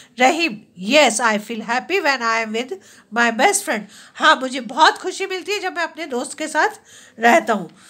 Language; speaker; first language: Hindi; native; Hindi